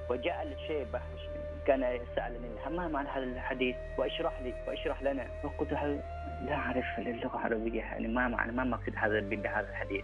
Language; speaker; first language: Arabic; non-native, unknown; Thai